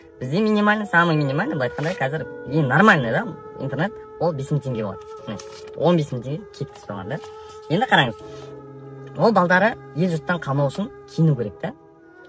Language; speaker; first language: Kazakh; native; Kazakh